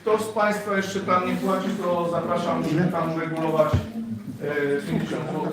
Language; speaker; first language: Polish; native; Polish